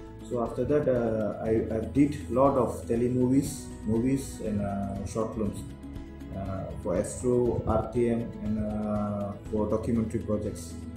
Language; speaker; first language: English; non-native, local second language; Tamil